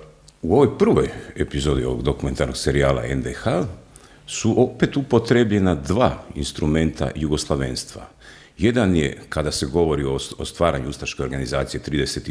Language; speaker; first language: Croatian; native; Croatian